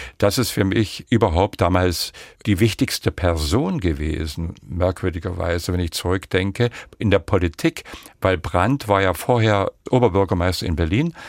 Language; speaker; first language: German; non-native, local second language; Upper Sorbian